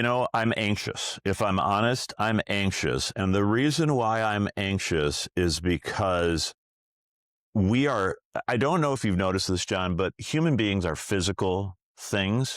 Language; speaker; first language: English; native; English